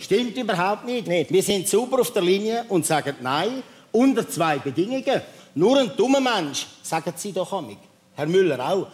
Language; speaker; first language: German; native; German